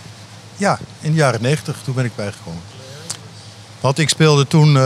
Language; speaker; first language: Dutch; native; Dutch